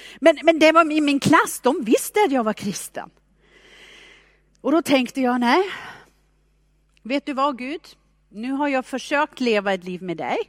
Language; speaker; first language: Swedish; non-native, fluent; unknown